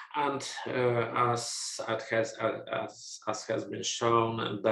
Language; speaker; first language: English; non-native, fluent; Polish